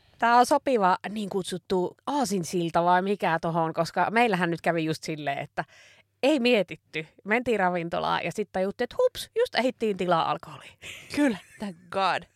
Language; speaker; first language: Finnish; native; Finnish